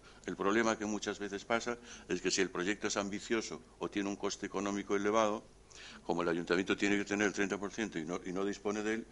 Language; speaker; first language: Spanish; native; Spanish